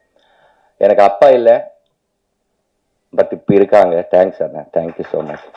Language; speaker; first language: Tamil; non-native, learner; Telugu